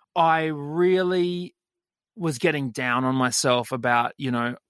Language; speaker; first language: English; native; English